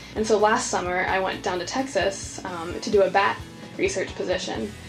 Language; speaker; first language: English; native; English